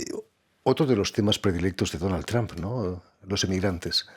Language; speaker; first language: Spanish; native; Spanish